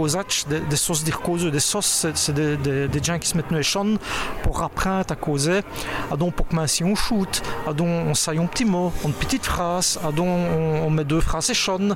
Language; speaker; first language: French; native; French